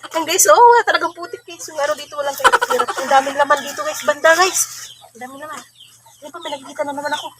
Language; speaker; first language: Filipino; non-native, local second language; Waray